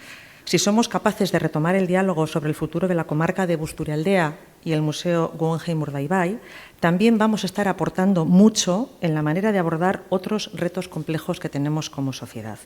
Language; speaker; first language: Spanish; native; Spanish